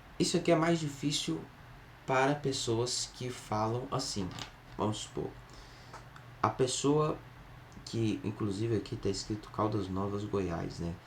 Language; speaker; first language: Portuguese; native; Portuguese